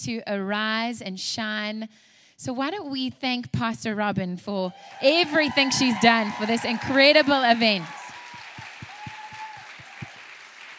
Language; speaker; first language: English; native; English